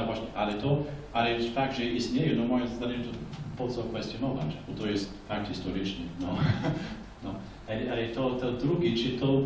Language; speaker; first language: Polish; non-native, fluent; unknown